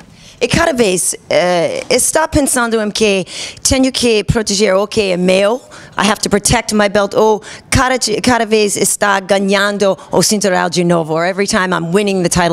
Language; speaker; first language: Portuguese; non-native, learner; English